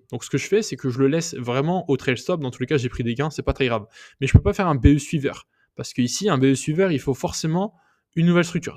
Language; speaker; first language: French; native; French